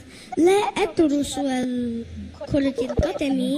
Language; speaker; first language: Arabic; non-native, learner; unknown